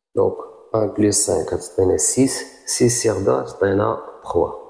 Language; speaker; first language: French; non-native, local second language; Arabic